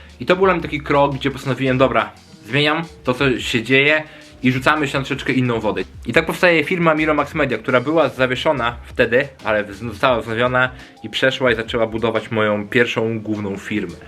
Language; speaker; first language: Polish; native; Polish